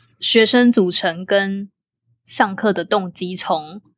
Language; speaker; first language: Chinese; native; Chinese